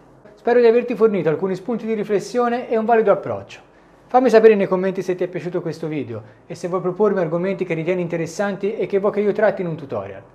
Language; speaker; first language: Italian; native; Italian